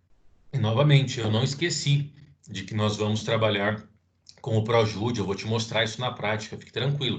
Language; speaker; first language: Portuguese; native; Portuguese